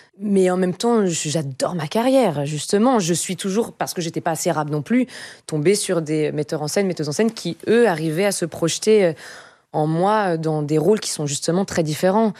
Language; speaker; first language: French; native; French